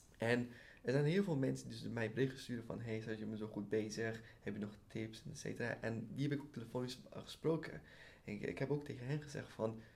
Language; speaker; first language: Dutch; early bilingual, other home language; Persian